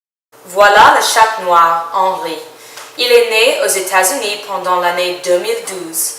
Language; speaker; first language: French; non-native, learner; English